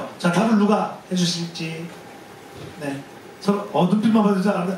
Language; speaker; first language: Korean; native; Korean